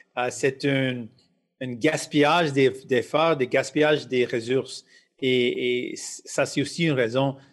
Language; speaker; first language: French; non-native, local second language; English